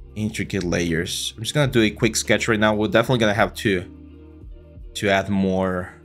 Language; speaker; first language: English; non-native, fluent; Spanish